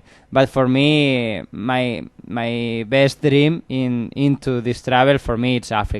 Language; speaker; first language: English; non-native, learner; Spanish